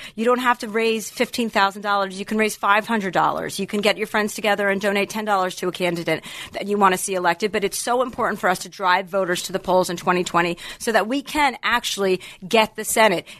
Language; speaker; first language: English; native; English